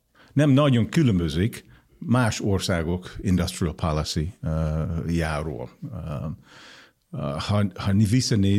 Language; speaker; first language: Hungarian; non-native, fluent; English